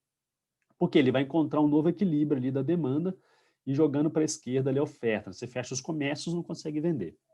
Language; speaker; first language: Portuguese; native; Portuguese